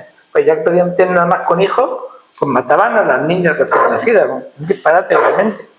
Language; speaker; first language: Spanish; native; Spanish